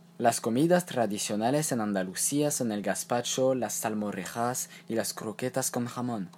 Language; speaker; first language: Spanish; non-native, learner; French